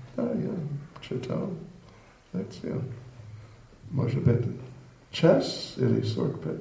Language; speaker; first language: Russian; non-native, learner; English